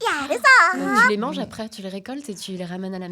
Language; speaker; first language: French; native; French